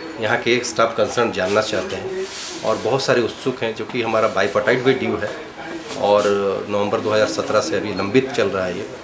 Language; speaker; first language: Hindi; native; Hindi